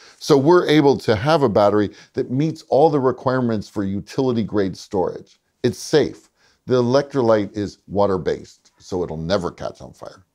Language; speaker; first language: English; native; English